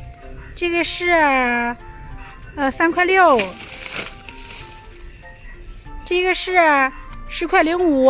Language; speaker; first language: Chinese; native; Chinese